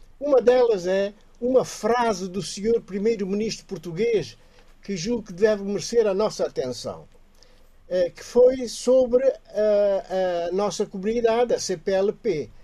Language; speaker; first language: Portuguese; native; Portuguese